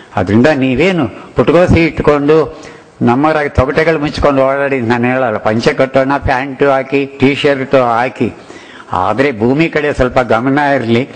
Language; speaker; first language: Kannada; non-native, local second language; Telugu